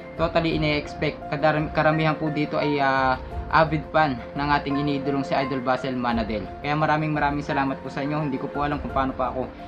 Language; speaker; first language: Filipino; native; Filipino